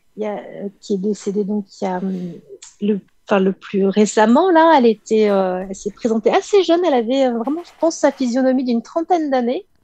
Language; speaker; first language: French; native; French